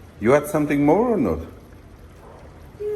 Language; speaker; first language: English; non-native, learner; Polish